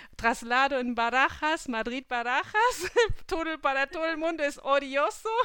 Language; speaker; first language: Spanish; non-native, fluent; German